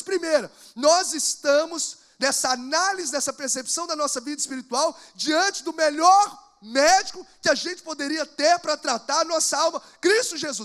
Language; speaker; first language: Portuguese; native; Portuguese